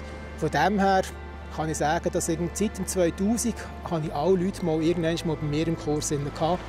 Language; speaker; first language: German; native; German